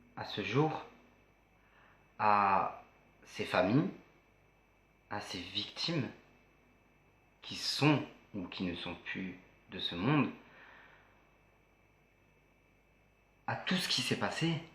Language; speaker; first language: French; native; French